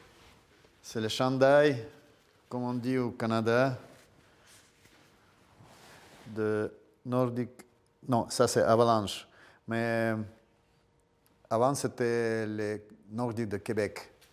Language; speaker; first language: French; non-native, fluent; Russian